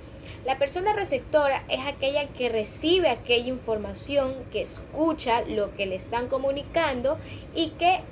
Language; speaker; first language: Spanish; native; Spanish